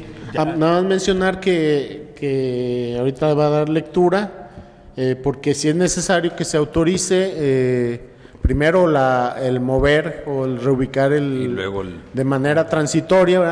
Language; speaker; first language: Spanish; native; Spanish